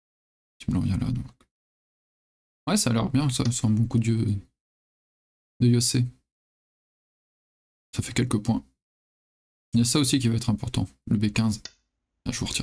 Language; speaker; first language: French; native; French